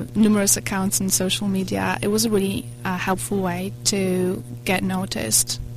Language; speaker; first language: English; non-native, fluent; Polish